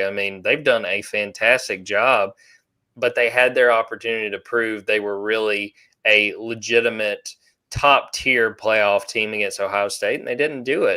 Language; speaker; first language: English; native; English